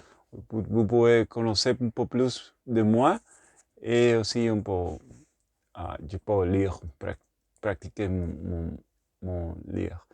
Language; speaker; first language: French; non-native, learner; Spanish